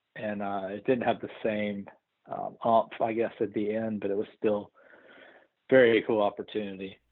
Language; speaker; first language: English; native; English